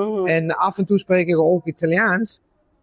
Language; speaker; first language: Dutch; non-native, fluent; Italian